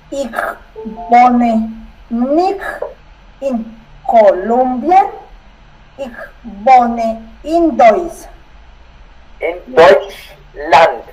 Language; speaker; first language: German; non-native, learner; Spanish